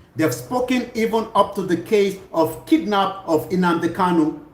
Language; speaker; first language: English; non-native, local second language; Yoruba